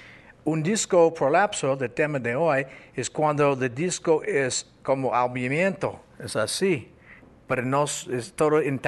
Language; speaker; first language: Spanish; non-native, fluent; English